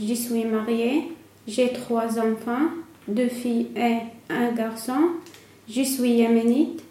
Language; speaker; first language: French; non-native, learner; Arabic